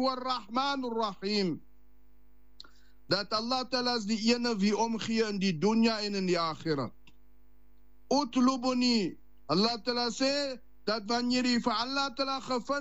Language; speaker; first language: Dutch; non-native, learner; Afrikaans